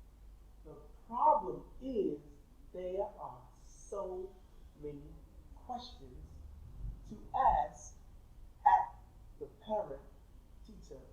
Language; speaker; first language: English; non-native, fluent; Thai